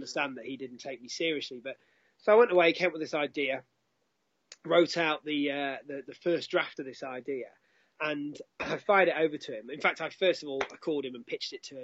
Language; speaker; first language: English; native; English